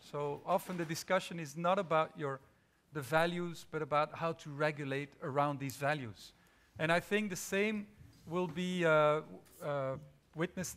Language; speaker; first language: English; non-native, fluent; Dutch